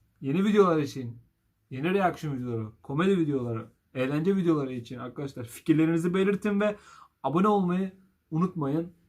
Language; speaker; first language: Turkish; native; Turkish